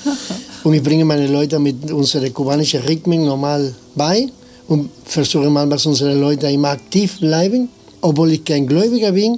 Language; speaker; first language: German; non-native, learner; Spanish